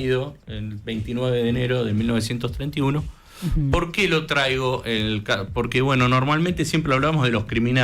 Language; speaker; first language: Spanish; native; Spanish